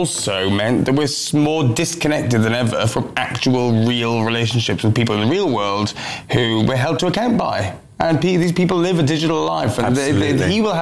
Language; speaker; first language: English; native; English